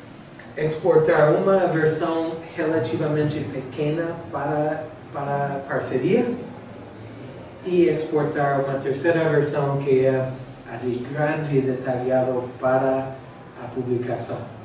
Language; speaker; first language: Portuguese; non-native, fluent; English